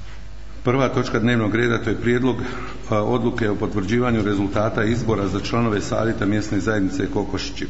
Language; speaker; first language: Croatian; native; Croatian